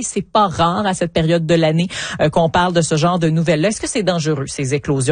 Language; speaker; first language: French; native; French